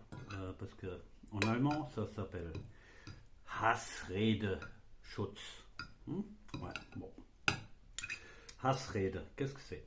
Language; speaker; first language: French; non-native, fluent; German